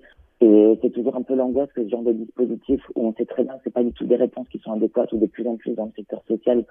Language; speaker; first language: French; native; French